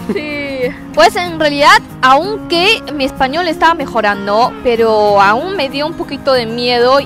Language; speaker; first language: Spanish; non-native, fluent; Chinese